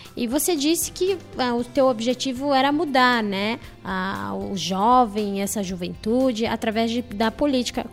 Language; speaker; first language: Portuguese; native; Portuguese